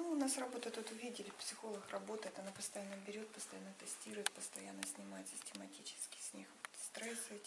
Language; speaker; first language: Russian; native; Russian